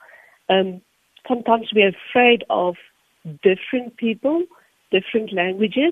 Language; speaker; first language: English; non-native, local second language; Afrikaans